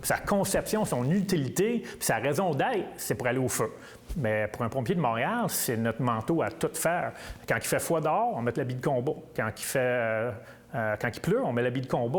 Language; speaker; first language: French; native; French